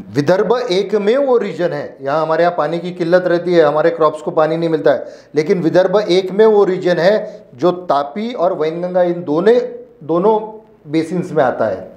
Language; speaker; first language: Hindi; non-native, local second language; Marathi